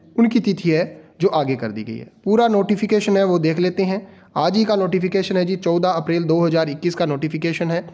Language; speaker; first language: Hindi; non-native, local second language; Punjabi